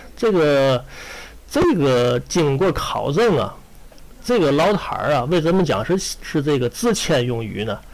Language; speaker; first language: Chinese; native; Chinese